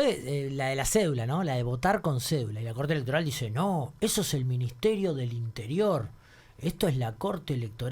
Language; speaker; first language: Spanish; native; Spanish